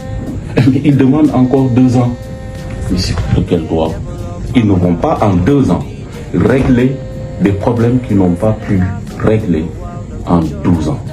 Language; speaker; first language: French; non-native, local second language; Wolof